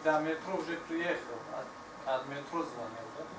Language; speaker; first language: Russian; non-native, learner; Tajik